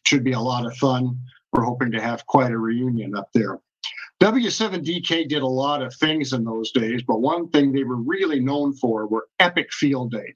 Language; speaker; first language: English; native; English